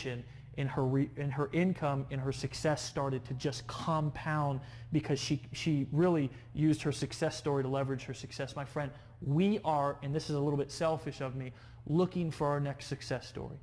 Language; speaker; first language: English; native; English